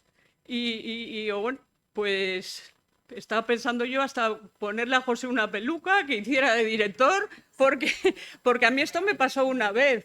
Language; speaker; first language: Spanish; native; Spanish